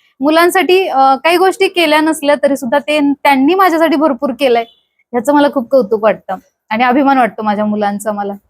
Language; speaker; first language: Marathi; native; Marathi